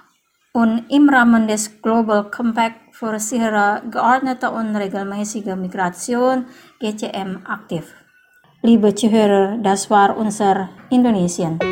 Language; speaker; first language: German; non-native, fluent; Indonesian